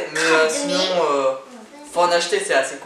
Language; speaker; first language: French; native; French